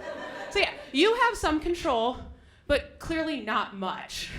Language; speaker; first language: English; native; English